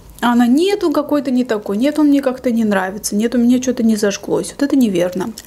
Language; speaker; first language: Russian; native; Russian